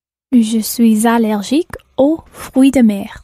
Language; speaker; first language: French; non-native, learner; English